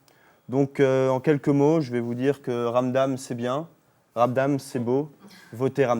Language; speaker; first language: French; native; French